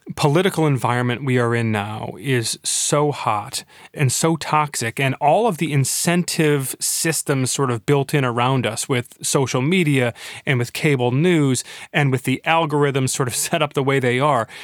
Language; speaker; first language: English; native; English